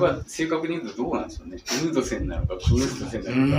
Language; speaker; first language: Japanese; native; Japanese